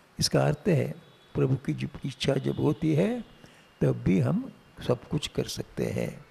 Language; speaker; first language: Hindi; non-native, local second language; Tamil